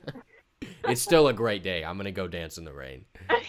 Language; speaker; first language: English; native; English